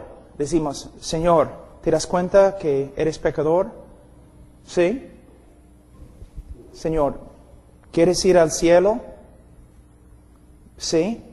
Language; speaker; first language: Spanish; non-native, fluent; English